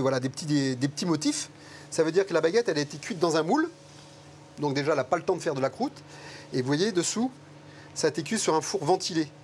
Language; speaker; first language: French; native; French